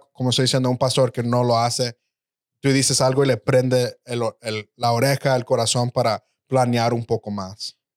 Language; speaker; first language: Spanish; early bilingual, heritage; Spanish